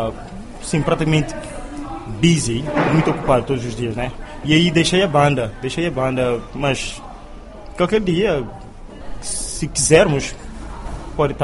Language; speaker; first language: Portuguese; non-native, local second language; Kabuverdianu